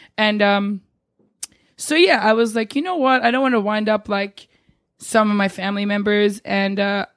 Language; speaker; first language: English; native; English